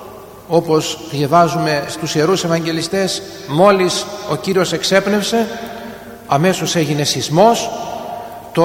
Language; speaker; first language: Greek; native; Greek